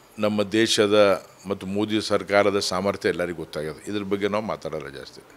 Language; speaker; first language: Kannada; non-native, local second language; Lambadi